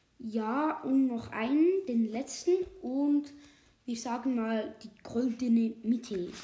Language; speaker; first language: German; native; German